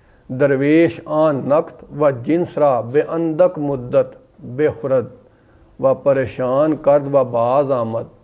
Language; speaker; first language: Persian; non-native, fluent; Urdu